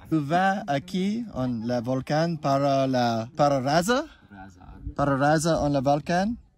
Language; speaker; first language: Spanish; non-native, learner; English